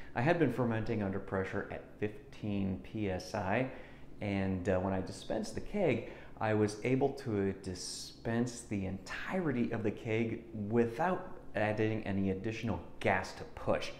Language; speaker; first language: English; native; English